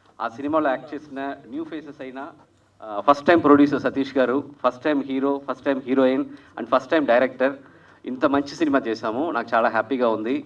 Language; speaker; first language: Telugu; native; Telugu